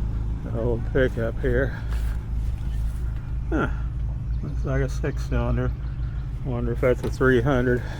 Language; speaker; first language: English; native; English